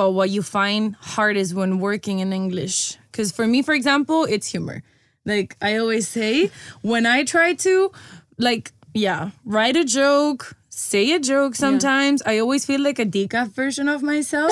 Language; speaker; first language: English; non-native, fluent; Spanish